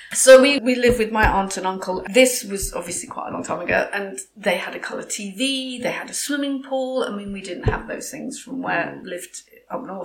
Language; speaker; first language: English; native; English